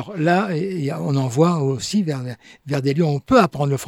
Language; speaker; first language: French; native; French